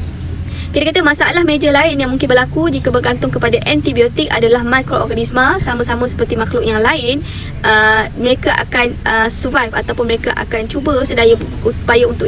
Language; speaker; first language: Malay; native; Malay